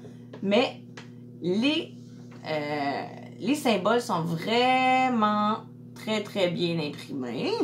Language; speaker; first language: French; native; French